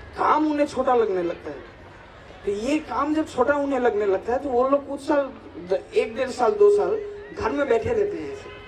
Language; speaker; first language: Hindi; non-native, local second language; Bangla